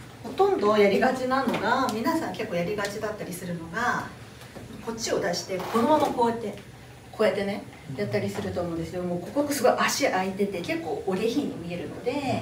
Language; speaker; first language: Japanese; native; Japanese